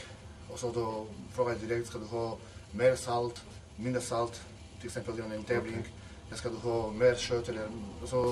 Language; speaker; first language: Swedish; non-native, fluent; Macedonian